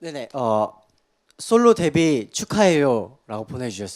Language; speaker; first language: Korean; native; Korean